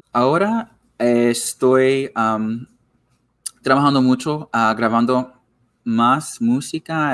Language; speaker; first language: Spanish; non-native, learner; English